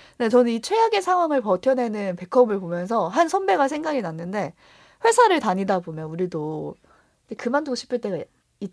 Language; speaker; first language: Korean; native; Korean